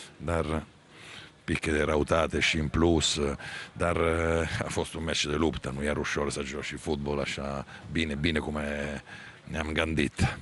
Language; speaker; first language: Romanian; non-native, fluent; Italian